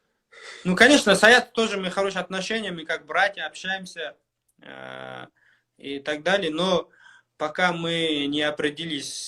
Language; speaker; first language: Russian; non-native, local second language; Kyrgyz